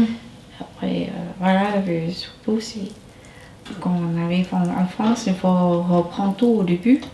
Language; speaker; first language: French; non-native, learner; Vietnamese